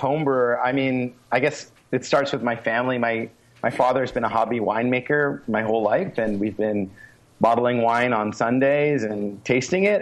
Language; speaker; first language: English; native; English